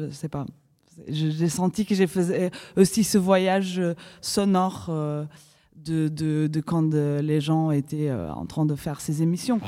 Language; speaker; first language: French; non-native, fluent; Portuguese